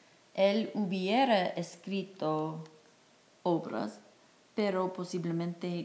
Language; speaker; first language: Spanish; non-native, fluent; English